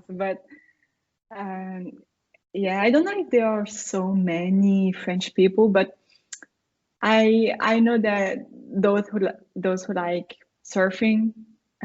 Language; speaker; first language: English; non-native, fluent; French